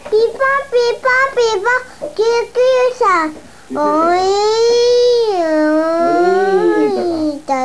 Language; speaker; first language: Japanese; native; Japanese